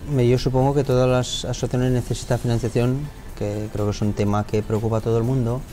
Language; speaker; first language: Spanish; non-native, fluent; Romanian